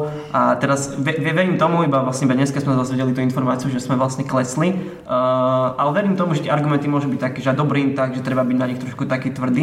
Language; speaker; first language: Slovak; native; Slovak